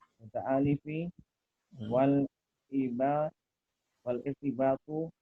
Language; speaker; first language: Arabic; non-native, learner; Indonesian